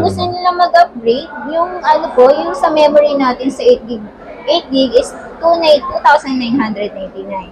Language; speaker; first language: Filipino; native; Filipino